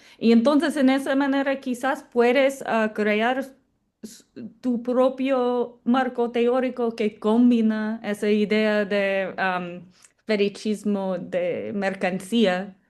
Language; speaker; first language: Spanish; non-native, fluent; English